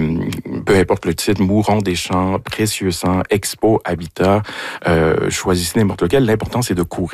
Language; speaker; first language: French; native; French